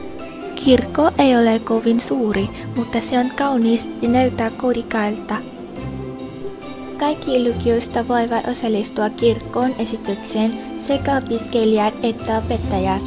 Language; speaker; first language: Finnish; non-native, learner; Vietnamese